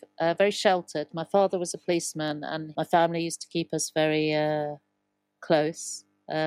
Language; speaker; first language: English; native; English